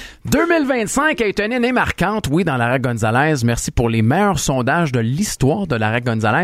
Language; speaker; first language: French; native; French